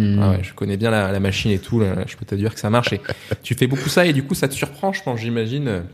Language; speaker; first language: French; native; French